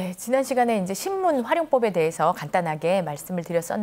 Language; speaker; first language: Korean; native; Korean